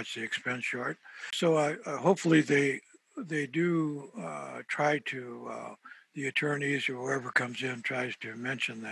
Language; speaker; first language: English; early bilingual, other home language; Spanish